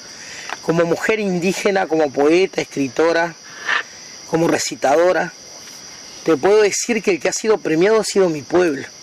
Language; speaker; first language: Spanish; native; Spanish